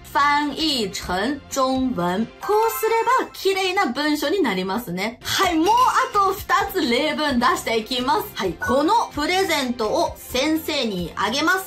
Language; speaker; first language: Japanese; non-native, fluent; Chinese